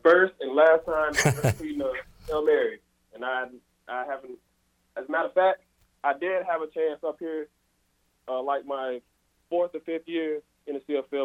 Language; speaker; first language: English; native; English